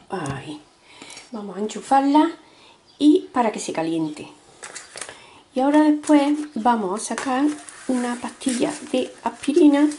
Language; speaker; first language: Spanish; native; Spanish